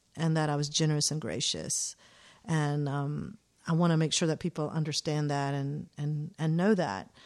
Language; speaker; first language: English; native; English